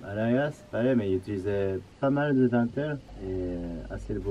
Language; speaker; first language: French; non-native, learner; Japanese